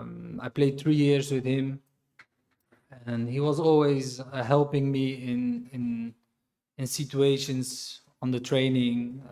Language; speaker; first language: English; non-native, fluent; Dutch